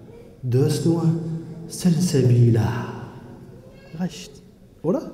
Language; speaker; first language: German; non-native, fluent; Arabic